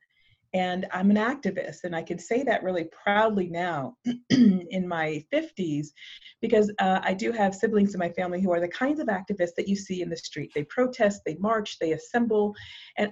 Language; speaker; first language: English; native; English